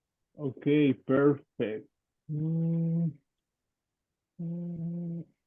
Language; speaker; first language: English; non-native, fluent; Spanish